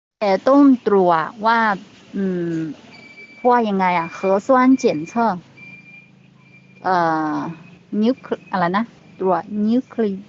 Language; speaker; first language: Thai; non-native, learner; Chinese